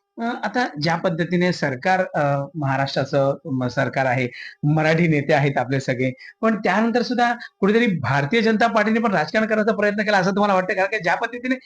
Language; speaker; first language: Marathi; native; Marathi